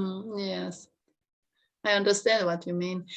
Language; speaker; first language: English; non-native, learner; Korean